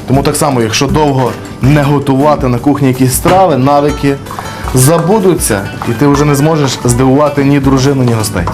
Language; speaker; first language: Ukrainian; native; Ukrainian